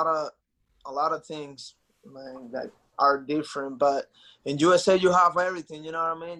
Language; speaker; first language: English; non-native, fluent; Spanish